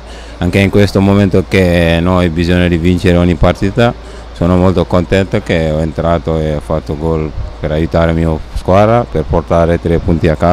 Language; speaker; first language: Italian; non-native, learner; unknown